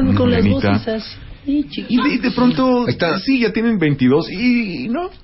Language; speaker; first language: Spanish; native; Spanish